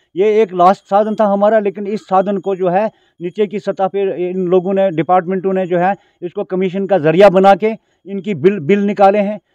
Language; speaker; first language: Hindi; non-native, local second language; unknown